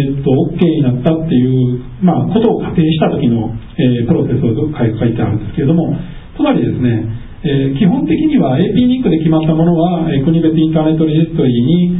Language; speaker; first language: Japanese; native; Japanese